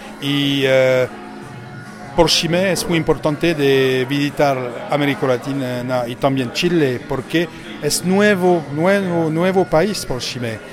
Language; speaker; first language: Spanish; non-native, learner; French